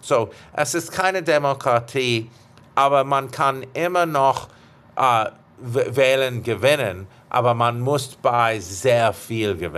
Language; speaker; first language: German; non-native, fluent; English